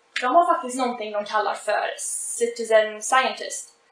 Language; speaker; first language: Swedish; native; Swedish